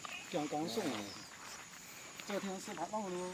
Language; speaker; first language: Chinese; native; Chinese